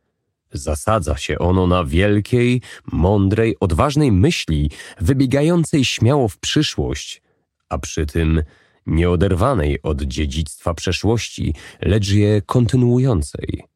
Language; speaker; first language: Polish; native; Polish